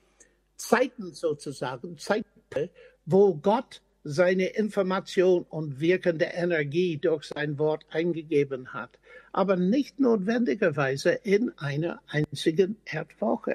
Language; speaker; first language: German; non-native, fluent; English